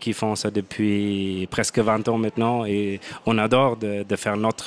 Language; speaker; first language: French; non-native, fluent; German